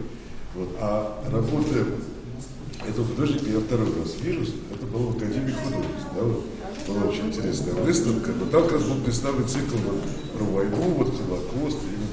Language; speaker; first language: Russian; native; Russian